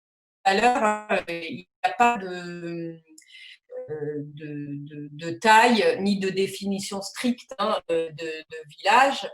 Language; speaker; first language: French; native; French